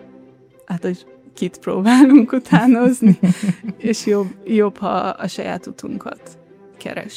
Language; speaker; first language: Hungarian; early bilingual, heritage; Hungarian